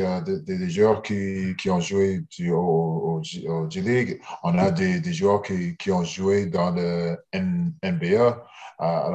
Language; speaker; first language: French; early bilingual, heritage; English